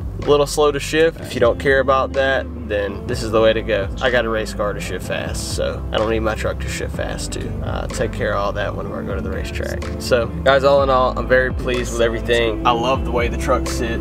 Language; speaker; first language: English; native; English